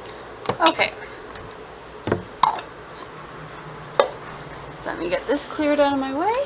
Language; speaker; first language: English; native; English